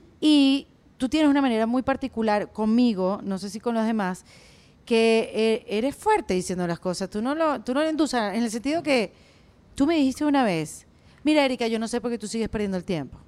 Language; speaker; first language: Spanish; native; Spanish